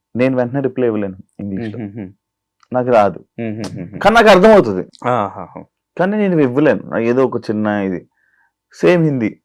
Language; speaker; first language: Telugu; non-native, learner; Hindi